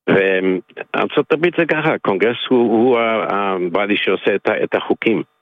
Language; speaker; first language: Hebrew; non-native, fluent; English